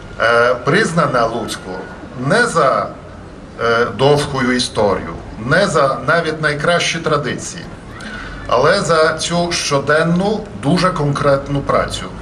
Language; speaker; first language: Ukrainian; non-native, fluent; Polish